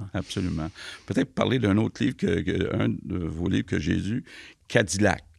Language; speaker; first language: French; native; French